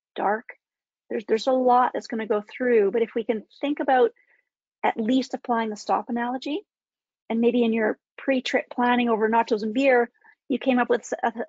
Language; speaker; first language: English; native; English